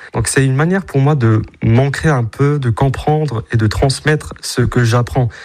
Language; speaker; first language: French; non-native, local second language; Arabic